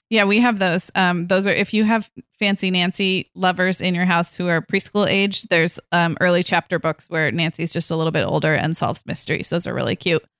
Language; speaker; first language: English; native; English